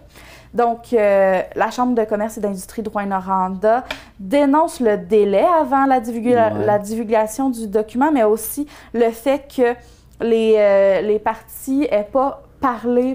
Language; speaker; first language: French; native; French